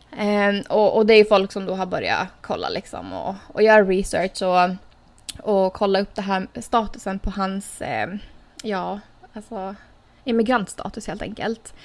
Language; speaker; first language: Swedish; native; Swedish